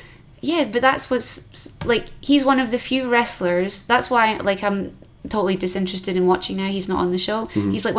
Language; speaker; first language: English; native; English